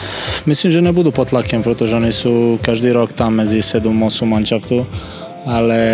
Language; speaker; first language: Czech; non-native, fluent; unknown